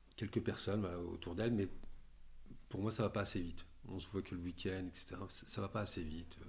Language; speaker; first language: French; native; French